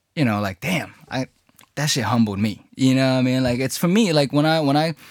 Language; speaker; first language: English; early bilingual, other home language; Chinese